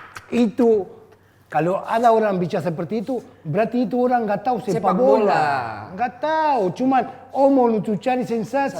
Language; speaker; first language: Indonesian; non-native, fluent; Spanish